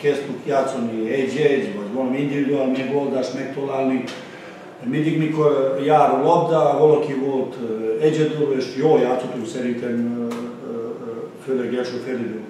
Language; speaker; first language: Hungarian; non-native, learner; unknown